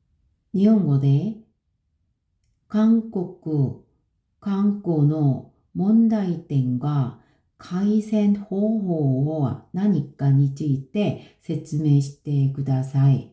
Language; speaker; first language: Japanese; non-native, learner; Korean